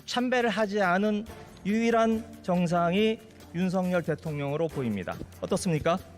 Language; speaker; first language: Korean; native; Korean